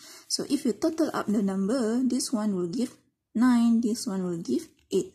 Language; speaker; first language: English; non-native, local second language; Malay